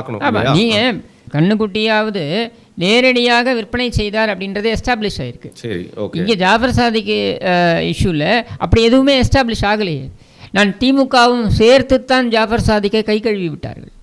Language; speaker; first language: Tamil; native; Tamil